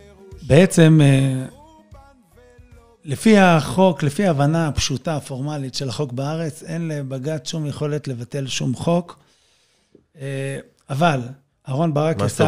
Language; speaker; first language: Hebrew; native; Hebrew